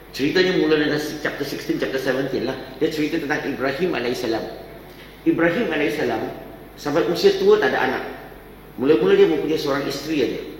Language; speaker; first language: Malay; non-native, local second language; Chinese